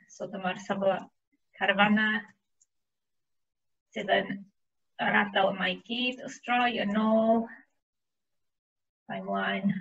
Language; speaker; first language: Welsh; native; Welsh